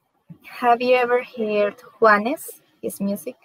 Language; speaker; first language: English; non-native, learner; Spanish